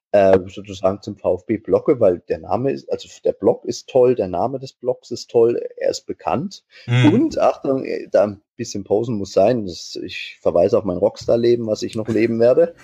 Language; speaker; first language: German; native; German